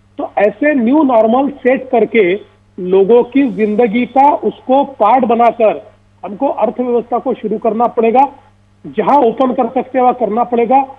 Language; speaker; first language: Hindi; non-native, local second language; Marathi